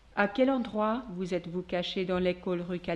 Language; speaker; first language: French; non-native, learner; English